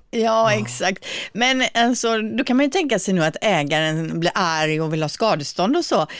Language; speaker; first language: Swedish; native; Swedish